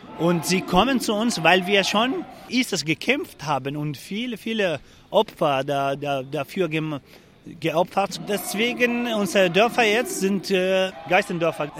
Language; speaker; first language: German; non-native, learner; Kurdish